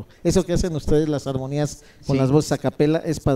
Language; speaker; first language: Spanish; native; Spanish